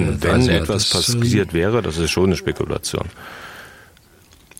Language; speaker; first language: German; native; German